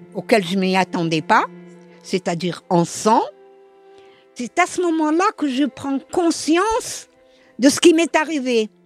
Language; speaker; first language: French; non-native, local second language; Arabic